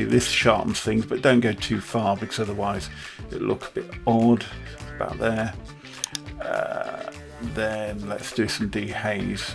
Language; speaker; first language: English; native; English